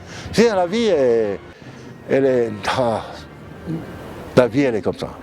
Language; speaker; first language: French; non-native, fluent; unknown